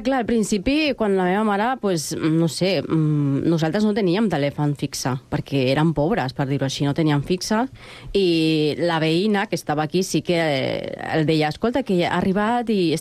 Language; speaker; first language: Catalan; non-native, fluent; Spanish